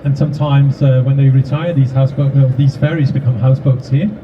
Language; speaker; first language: English; non-native, fluent; Danish